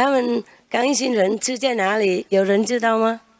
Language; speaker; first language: Chinese; non-native, fluent; Vietnamese